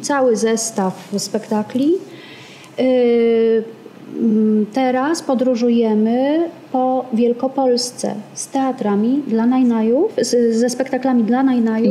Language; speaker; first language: Polish; native; Polish